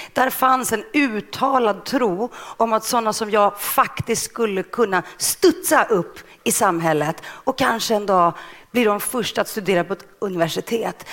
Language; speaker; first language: Swedish; early bilingual, other home language; Greek